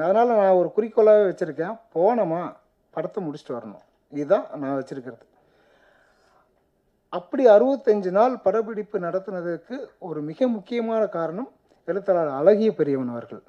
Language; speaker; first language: Tamil; native; Tamil